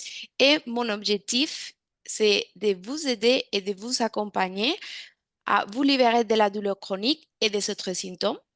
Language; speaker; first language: French; non-native, fluent; Spanish